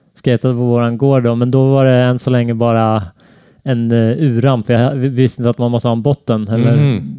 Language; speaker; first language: Swedish; native; Swedish